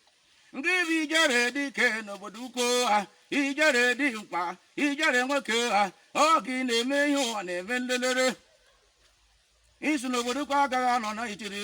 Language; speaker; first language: Igbo; native; Igbo